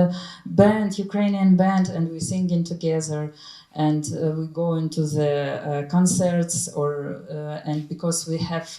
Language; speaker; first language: English; non-native, learner; Ukrainian